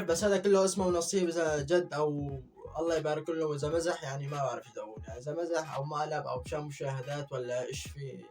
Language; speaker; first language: Arabic; native; Arabic